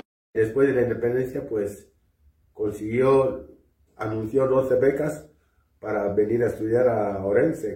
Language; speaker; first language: Spanish; early bilingual, other home language; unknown